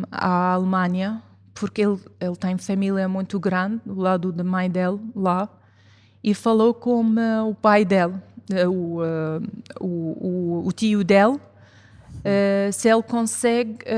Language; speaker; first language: Portuguese; non-native, fluent; Arabic